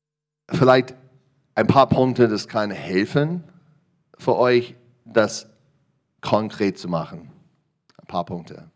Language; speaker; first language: German; non-native, learner; English